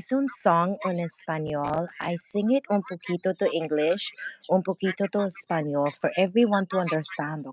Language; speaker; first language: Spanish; non-native, learner; English